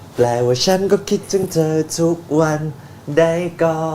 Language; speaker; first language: Thai; native; Thai